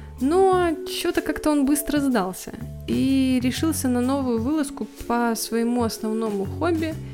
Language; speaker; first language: Russian; native; Russian